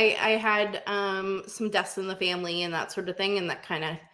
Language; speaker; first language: English; native; English